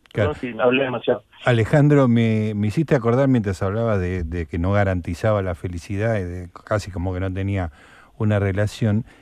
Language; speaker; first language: Spanish; native; Spanish